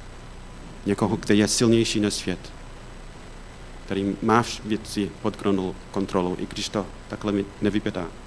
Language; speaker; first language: Czech; non-native, fluent; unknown